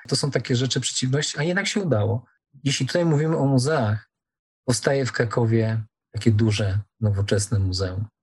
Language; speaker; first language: Polish; native; Polish